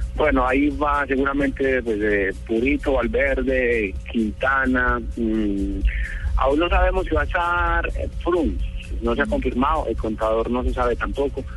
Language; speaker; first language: Spanish; native; Spanish